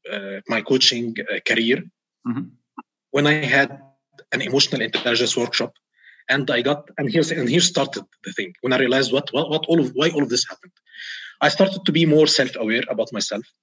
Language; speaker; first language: English; non-native, fluent; Arabic